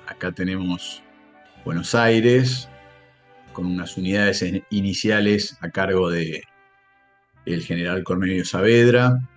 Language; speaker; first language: Spanish; native; Spanish